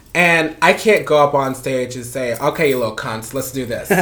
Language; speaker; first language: English; non-native, fluent; Spanish